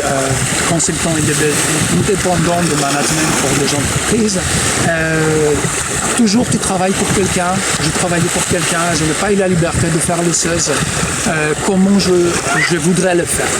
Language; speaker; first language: French; non-native, fluent; Greek